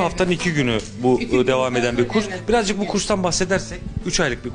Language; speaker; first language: Turkish; native; Turkish